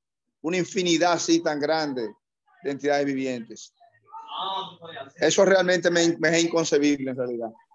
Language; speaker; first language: Spanish; native; Spanish